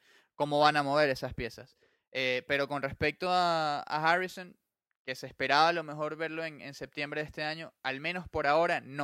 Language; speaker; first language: Spanish; native; Spanish